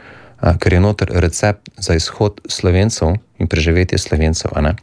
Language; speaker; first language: Slovenian; native; Slovenian